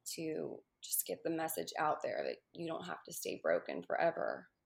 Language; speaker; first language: English; native; English